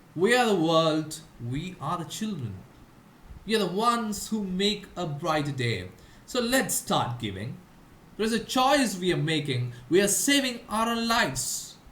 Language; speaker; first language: English; non-native, local second language; Malayalam